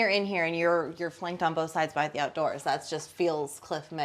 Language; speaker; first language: English; native; English